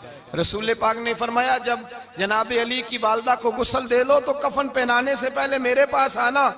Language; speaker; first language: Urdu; non-native, local second language; Punjabi